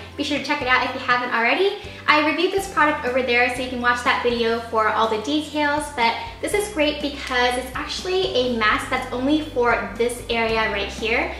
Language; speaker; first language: English; early bilingual, other home language; Japanese